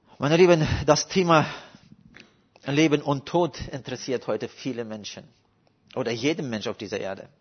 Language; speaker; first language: German; non-native, fluent; Russian